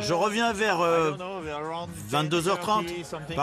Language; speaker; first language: French; native; French